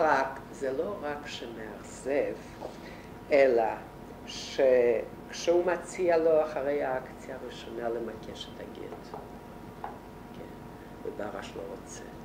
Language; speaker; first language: Hebrew; non-native, fluent; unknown